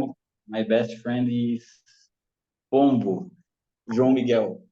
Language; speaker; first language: English; non-native, learner; Portuguese